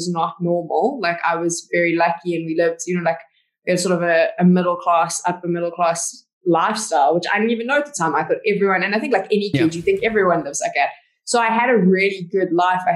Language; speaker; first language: English; native; English